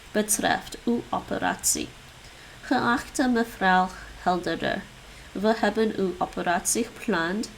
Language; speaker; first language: Dutch; non-native, learner; English